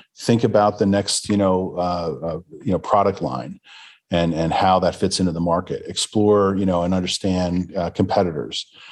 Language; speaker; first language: English; native; English